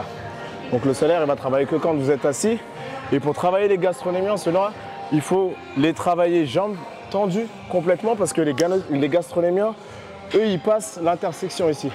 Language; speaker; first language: French; native; French